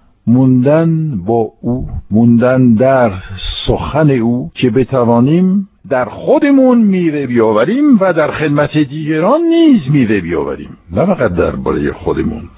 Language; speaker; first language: Persian; non-native, fluent; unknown